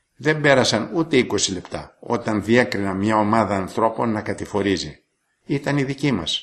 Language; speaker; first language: Greek; native; Greek